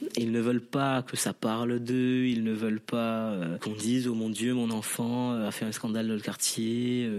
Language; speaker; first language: French; non-native, local second language; Morisyen